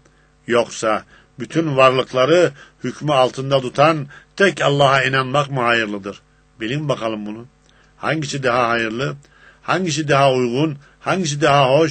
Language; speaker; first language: Turkish; native; Turkish